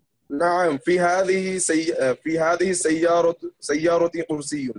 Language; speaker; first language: Arabic; non-native, learner; Bangla